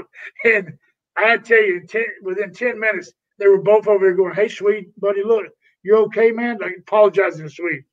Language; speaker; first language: English; native; English